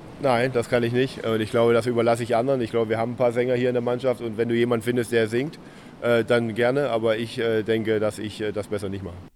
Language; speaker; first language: German; native; German